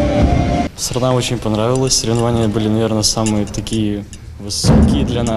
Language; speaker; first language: Russian; native; Russian